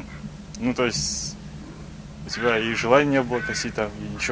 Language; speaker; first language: Russian; native; Russian